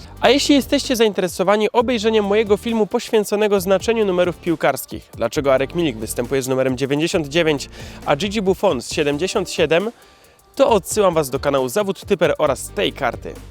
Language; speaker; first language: Polish; native; Polish